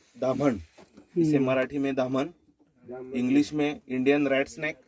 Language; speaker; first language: Hindi; non-native, local second language; Marathi